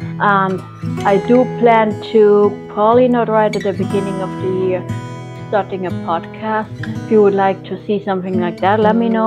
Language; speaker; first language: English; non-native, fluent; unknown